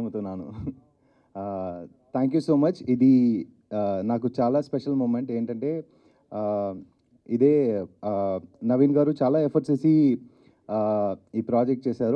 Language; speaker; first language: Telugu; non-native, learner; Tamil